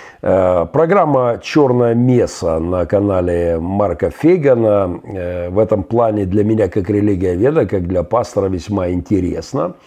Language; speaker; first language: Russian; native; Russian